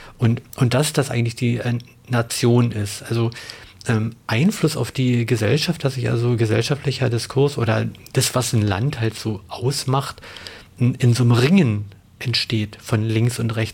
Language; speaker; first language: German; native; German